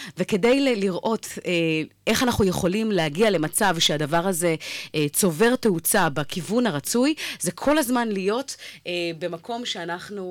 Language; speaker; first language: Hebrew; native; Hebrew